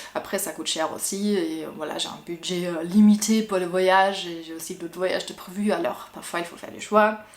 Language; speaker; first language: French; non-native, fluent; German